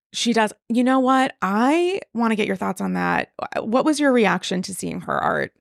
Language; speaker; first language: English; native; English